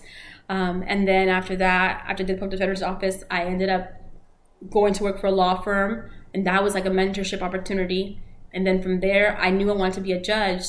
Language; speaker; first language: English; early bilingual, other home language; Spanish